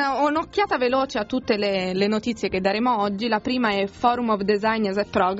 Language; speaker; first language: Italian; native; Italian